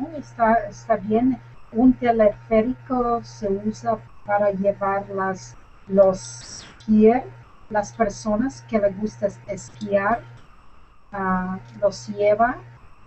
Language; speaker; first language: Spanish; non-native, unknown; English